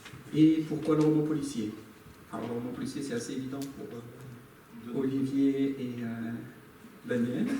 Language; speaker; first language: French; native; French